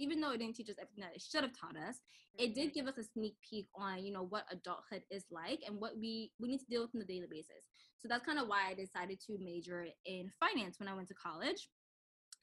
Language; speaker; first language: English; non-native, local second language; French